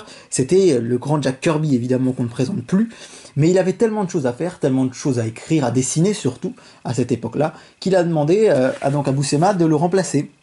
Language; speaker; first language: French; native; French